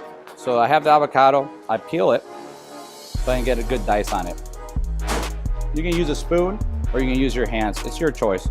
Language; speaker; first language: English; native; English